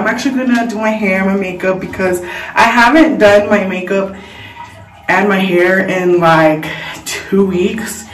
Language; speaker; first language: English; early bilingual, other home language; Spanish